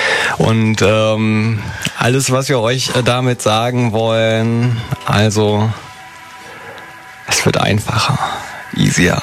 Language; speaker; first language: German; native; German